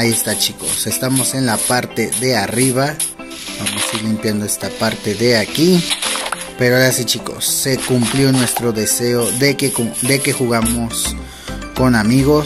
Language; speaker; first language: Spanish; native; Spanish